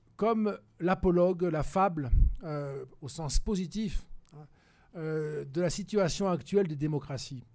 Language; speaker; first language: French; native; French